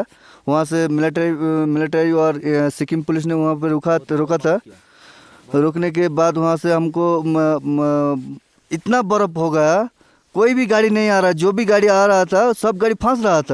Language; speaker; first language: Hindi; non-native, local second language; Bangla